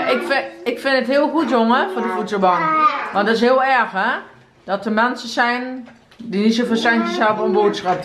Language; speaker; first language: Dutch; native; Dutch